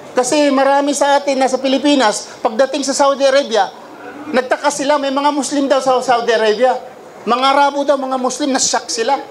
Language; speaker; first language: Filipino; non-native, local second language; Cebuano